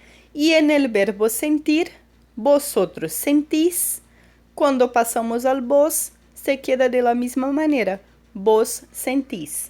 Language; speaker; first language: Spanish; non-native, fluent; Portuguese